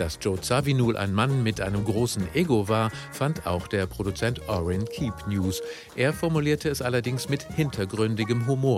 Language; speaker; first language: German; native; German